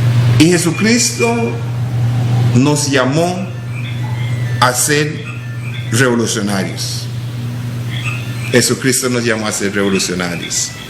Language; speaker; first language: Spanish; non-native, local second language; English